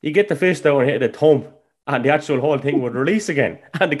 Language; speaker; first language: English; native; English